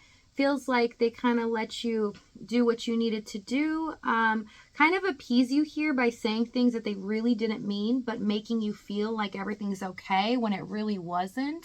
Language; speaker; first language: English; native; English